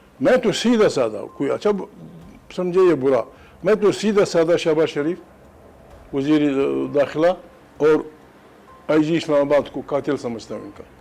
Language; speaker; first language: Urdu; non-native, local second language; Pashto